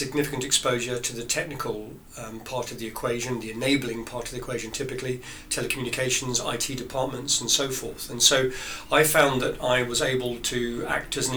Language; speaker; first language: English; native; English